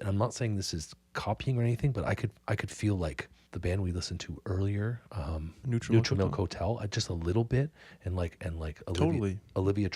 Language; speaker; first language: English; native; English